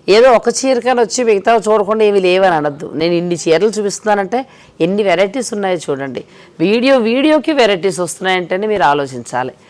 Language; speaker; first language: Telugu; native; Telugu